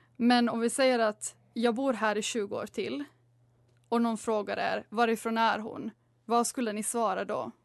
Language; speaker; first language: Swedish; native; Swedish